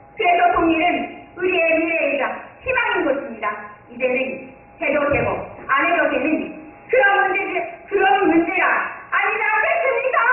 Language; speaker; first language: Korean; non-native, fluent; Japanese